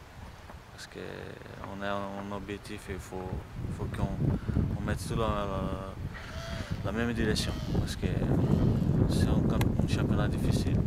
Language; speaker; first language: French; non-native, fluent; Portuguese